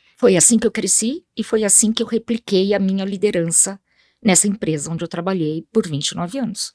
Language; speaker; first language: Portuguese; early bilingual, other home language; Spanish